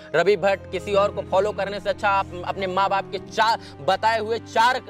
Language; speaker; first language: Hindi; native; Hindi